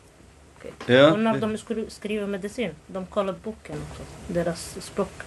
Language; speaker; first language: Swedish; non-native, learner; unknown